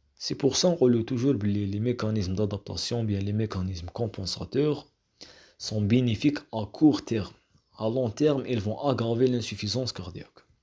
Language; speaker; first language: French; non-native, local second language; Arabic